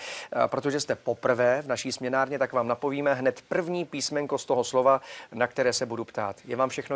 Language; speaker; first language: Czech; native; Czech